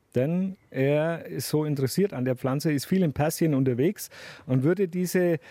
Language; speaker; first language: German; native; German